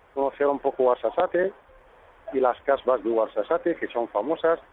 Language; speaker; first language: Spanish; non-native, fluent; Arabic